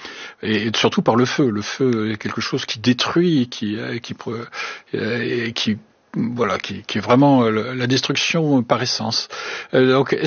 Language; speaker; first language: French; native; French